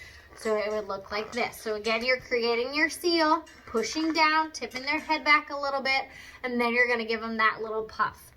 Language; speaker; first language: English; native; English